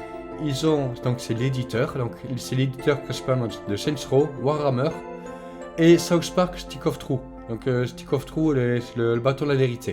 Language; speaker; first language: French; native; French